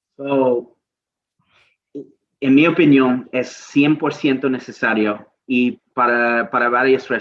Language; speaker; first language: Spanish; non-native, learner; English